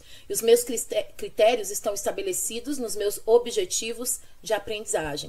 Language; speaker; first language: Portuguese; native; Portuguese